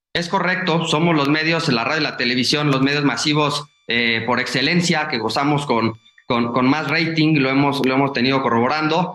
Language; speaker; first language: Spanish; native; Spanish